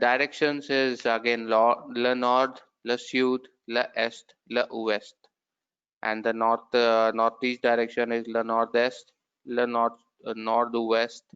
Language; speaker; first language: French; non-native, learner; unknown